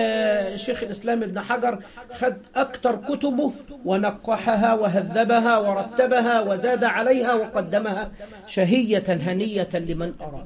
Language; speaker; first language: Arabic; native; Arabic